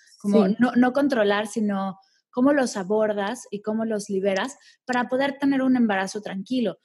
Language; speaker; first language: Spanish; native; Spanish